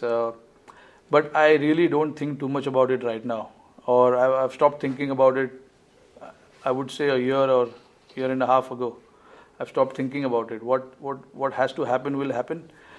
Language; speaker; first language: English; non-native, local second language; Marathi